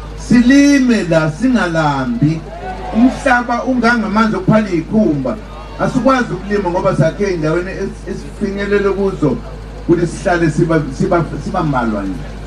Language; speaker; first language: Zulu; native; Zulu